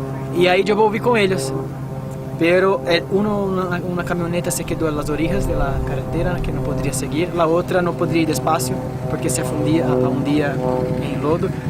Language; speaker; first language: Spanish; non-native, fluent; Portuguese